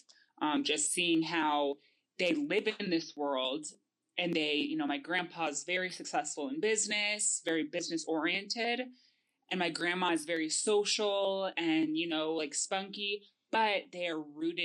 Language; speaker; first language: English; native; English